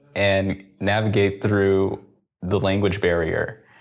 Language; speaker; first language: English; native; English